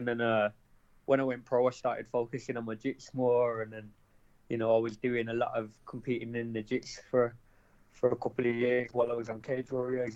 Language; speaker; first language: English; native; English